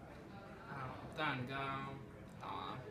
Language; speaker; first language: Chinese; non-native, learner; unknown